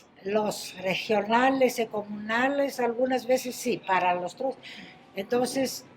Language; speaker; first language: Spanish; non-native, fluent; Greek